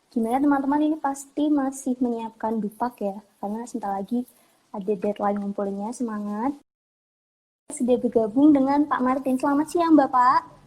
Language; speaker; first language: Indonesian; native; Indonesian